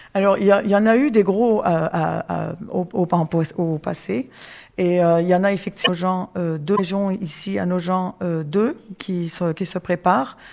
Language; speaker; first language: French; native; French